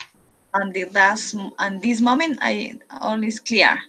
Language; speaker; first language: English; non-native, learner; Spanish